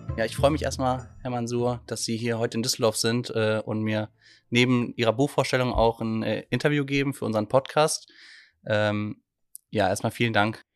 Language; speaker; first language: German; native; German